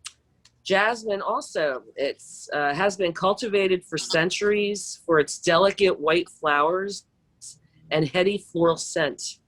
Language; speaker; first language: English; native; English